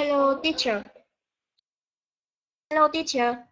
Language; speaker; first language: English; non-native, learner; Vietnamese